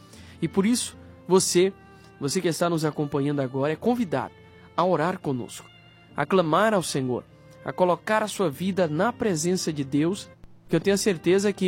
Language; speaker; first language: Portuguese; native; Portuguese